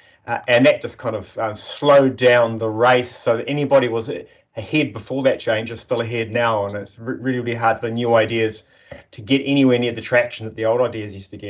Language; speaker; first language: English; native; English